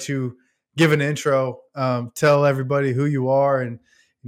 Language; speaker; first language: English; native; English